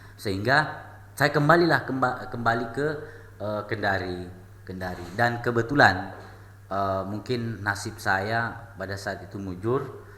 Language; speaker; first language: Indonesian; non-native, local second language; Buginese